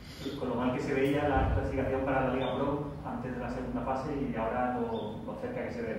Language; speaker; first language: Spanish; native; Spanish